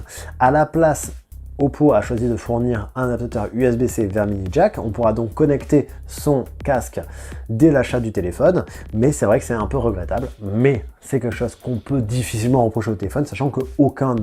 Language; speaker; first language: French; native; French